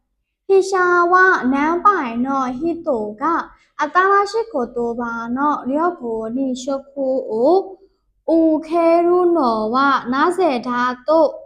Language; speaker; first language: Japanese; non-native, learner; Burmese